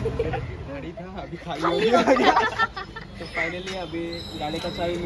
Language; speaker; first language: Hindi; non-native, local second language; Bangla